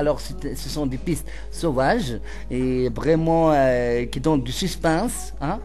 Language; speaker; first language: French; non-native, local second language; Central Atlas Tamazight